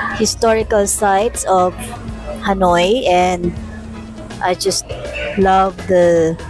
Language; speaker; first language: English; non-native, local second language; Aklanon